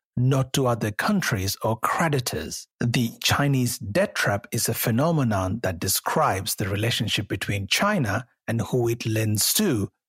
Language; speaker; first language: English; non-native, local second language; Sinhala